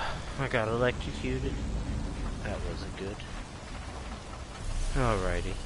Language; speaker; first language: English; native; English